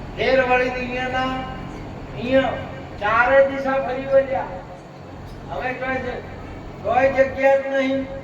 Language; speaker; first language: Gujarati; non-native, local second language; Marwari